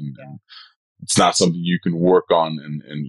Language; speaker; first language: English; non-native, fluent; Dutch